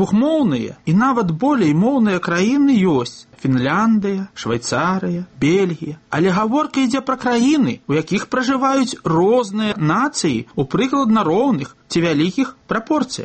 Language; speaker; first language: Belarusian; native; Belarusian